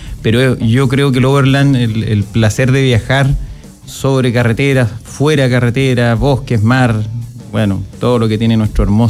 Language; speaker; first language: Spanish; native; Spanish